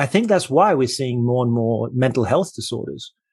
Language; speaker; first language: English; native; English